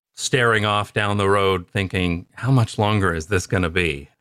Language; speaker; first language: English; native; English